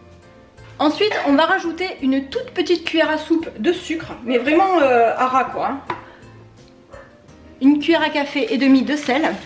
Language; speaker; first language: French; native; French